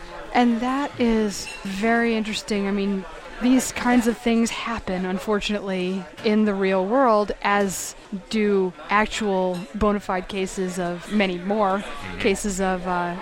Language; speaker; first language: English; native; English